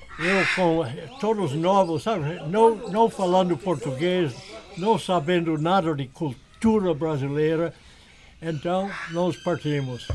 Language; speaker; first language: Portuguese; non-native, fluent; English